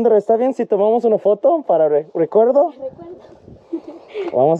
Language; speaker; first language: Spanish; non-native, fluent; English